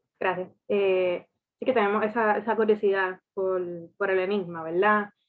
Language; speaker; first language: Spanish; early bilingual, heritage; Spanish